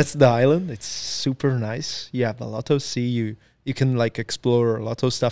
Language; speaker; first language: English; non-native, fluent; Italian